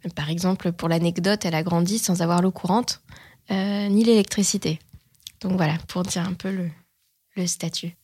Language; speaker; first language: French; native; French